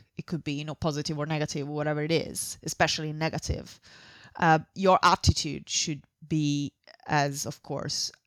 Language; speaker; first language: English; non-native, fluent; Italian